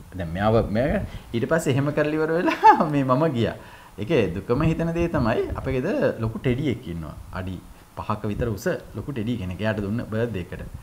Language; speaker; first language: Sinhala; native; Sinhala